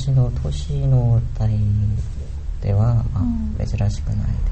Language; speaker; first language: Japanese; non-native, learner; Korean